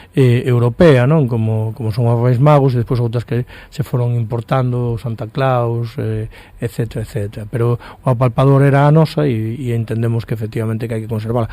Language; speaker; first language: Galician; native; Galician